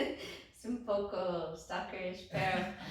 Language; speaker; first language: Spanish; non-native, learner; English